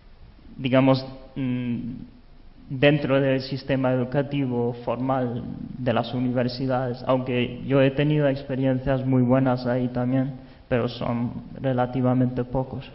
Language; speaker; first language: Spanish; non-native, fluent; German